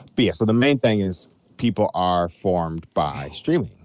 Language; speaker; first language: English; native; English